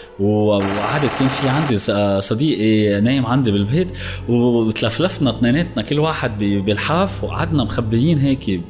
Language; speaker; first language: Arabic; native; Arabic